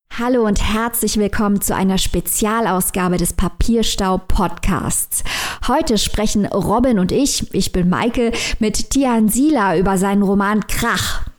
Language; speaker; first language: German; native; German